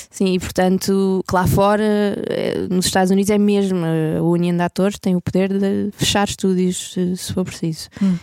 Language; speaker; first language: Portuguese; native; Portuguese